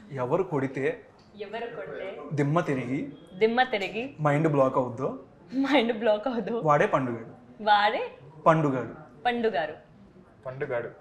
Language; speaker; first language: Telugu; native; Telugu